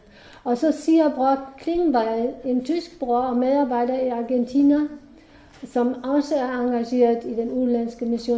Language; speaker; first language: Danish; non-native, fluent; German